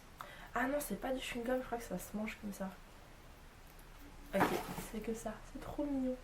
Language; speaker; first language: French; native; French